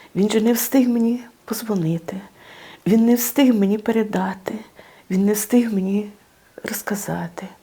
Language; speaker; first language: Ukrainian; native; Ukrainian